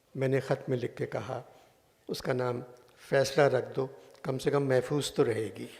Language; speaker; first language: Urdu; native; Urdu